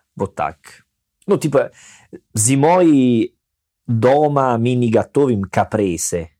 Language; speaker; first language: Russian; non-native, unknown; Italian